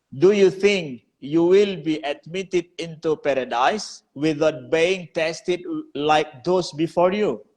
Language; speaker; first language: English; non-native, learner; Indonesian